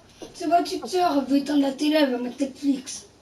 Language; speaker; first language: French; native; French